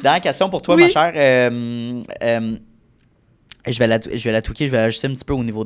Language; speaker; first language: French; native; French